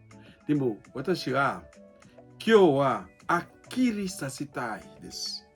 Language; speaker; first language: Japanese; non-native, fluent; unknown